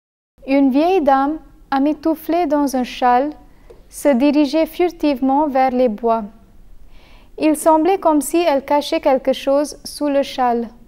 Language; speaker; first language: French; non-native, fluent; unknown